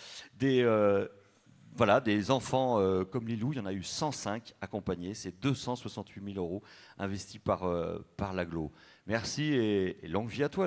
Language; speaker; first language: French; native; French